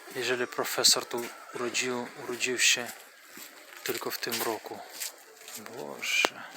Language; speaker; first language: Polish; non-native, fluent; Russian